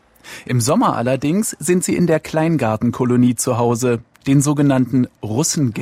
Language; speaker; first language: German; native; German